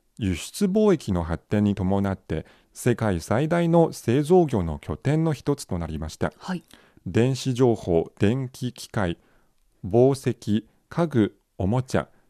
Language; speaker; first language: Japanese; non-native, fluent; Chinese